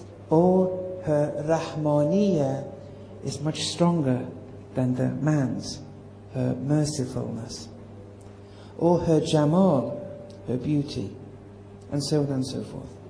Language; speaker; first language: English; native; English